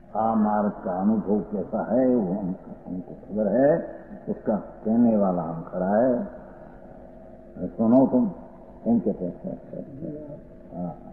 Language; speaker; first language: Hindi; non-native, local second language; Gujarati